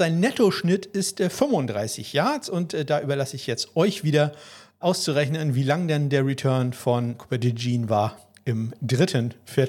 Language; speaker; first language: German; native; German